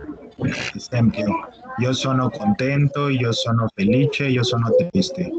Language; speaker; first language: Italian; non-native, learner; Spanish